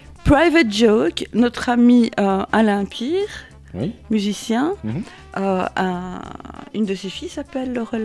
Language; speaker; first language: French; native; French